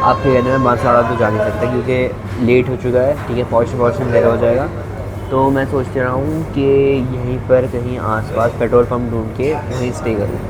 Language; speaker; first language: Hindi; native; Hindi